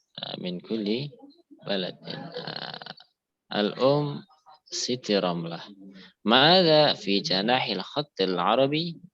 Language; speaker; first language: Arabic; non-native, fluent; Indonesian